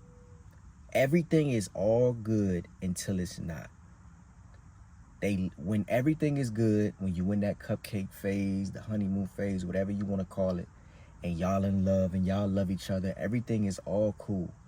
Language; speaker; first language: English; native; English